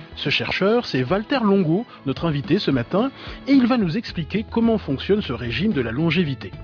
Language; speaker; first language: French; native; French